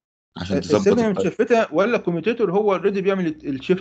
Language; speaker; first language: Arabic; native; Arabic